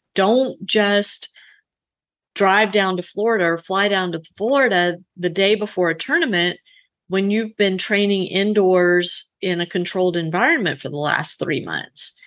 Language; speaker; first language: English; native; English